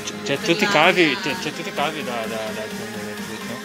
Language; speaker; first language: Italian; non-native, learner; Portuguese